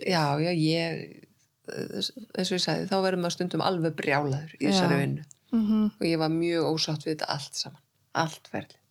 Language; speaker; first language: Icelandic; native; Icelandic